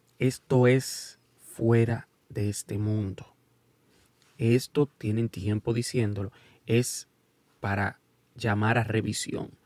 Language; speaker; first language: Spanish; early bilingual, heritage; Spanish